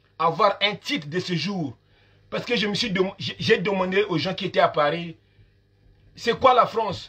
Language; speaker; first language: French; non-native, local second language; Lingala